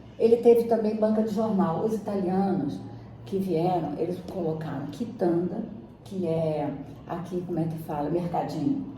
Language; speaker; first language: Portuguese; native; Portuguese